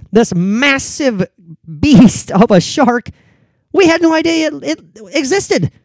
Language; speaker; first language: English; native; English